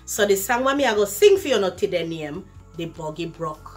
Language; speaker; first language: English; non-native, local second language; Jamaican Creole English